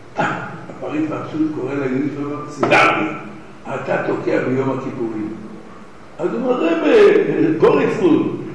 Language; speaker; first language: Hebrew; native; Hebrew